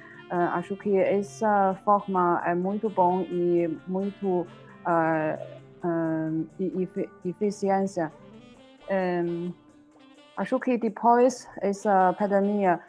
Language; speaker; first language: Portuguese; non-native, learner; Chinese